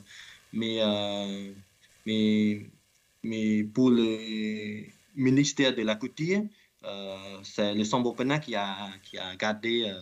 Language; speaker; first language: French; non-native, learner; Khmer